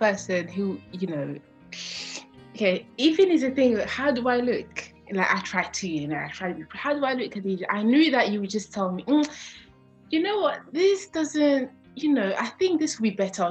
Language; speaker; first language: English; non-native, fluent; French